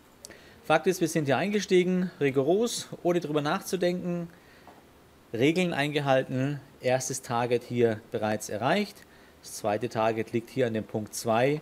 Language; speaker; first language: German; native; German